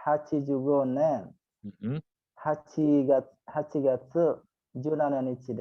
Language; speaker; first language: Japanese; non-native, learner; Indonesian